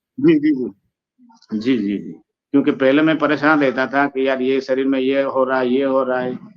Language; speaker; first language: Hindi; non-native, local second language; Gujarati